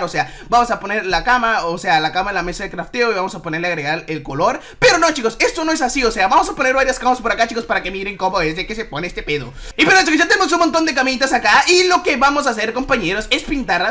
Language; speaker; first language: Spanish; native; Spanish